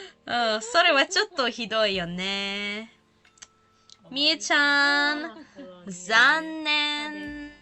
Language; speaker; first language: Japanese; non-native, learner; English